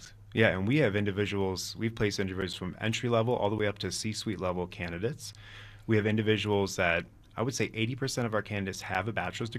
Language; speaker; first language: English; native; English